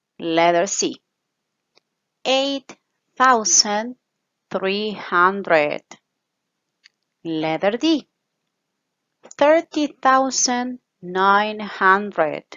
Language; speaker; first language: English; non-native, fluent; Spanish